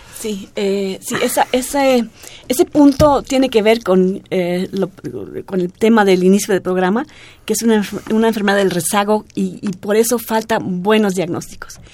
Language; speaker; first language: Spanish; non-native, fluent; German